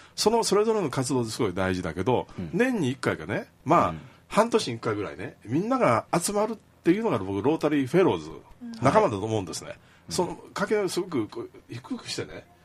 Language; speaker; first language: Japanese; native; Japanese